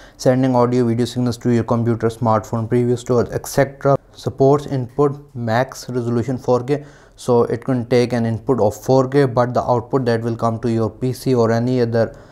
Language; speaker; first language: English; non-native, local second language; Urdu